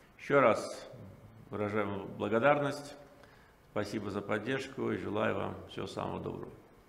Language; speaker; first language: Russian; non-native, local second language; Azerbaijani